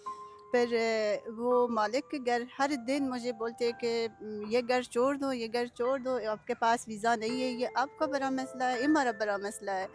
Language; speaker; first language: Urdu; non-native, learner; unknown